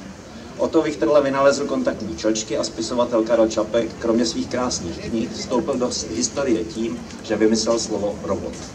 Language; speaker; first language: Czech; native; Czech